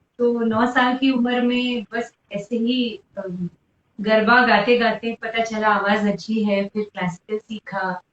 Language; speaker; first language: Hindi; non-native, local second language; Gujarati